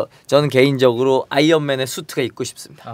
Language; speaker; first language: Korean; native; Korean